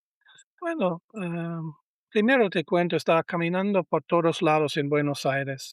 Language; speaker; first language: Spanish; non-native, learner; German